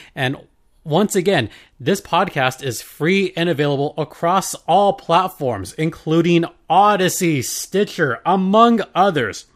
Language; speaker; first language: English; native; English